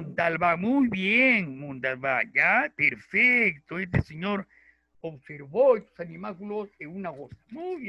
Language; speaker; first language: Spanish; native; Spanish